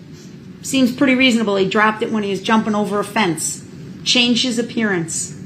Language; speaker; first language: English; native; English